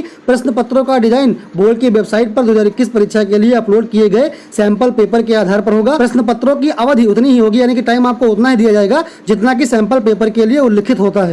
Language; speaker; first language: Hindi; native; Hindi